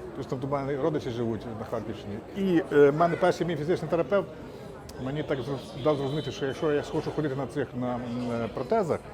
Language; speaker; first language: Ukrainian; native; Ukrainian